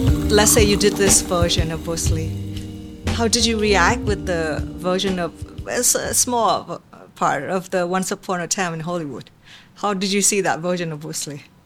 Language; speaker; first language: English; non-native, fluent; Vietnamese